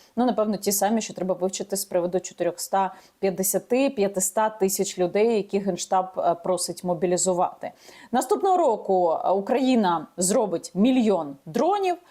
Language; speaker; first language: Ukrainian; native; Ukrainian